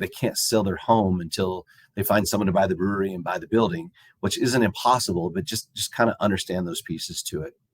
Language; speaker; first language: English; native; English